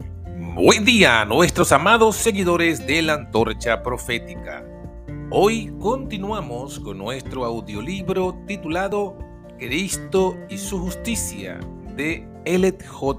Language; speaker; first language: Spanish; native; Spanish